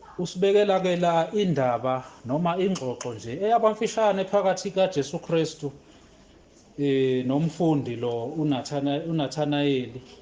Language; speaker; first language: Zulu; native; Zulu